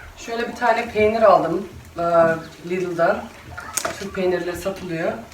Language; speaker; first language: Turkish; early bilingual, heritage; Turkish